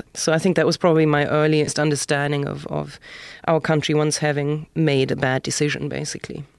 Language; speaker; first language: English; non-native, fluent; German